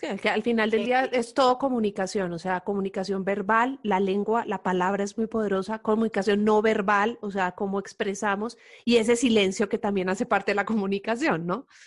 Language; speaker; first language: Spanish; native; Spanish